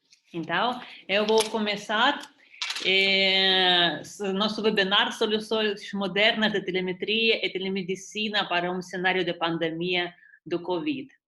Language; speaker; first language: Portuguese; non-native, fluent; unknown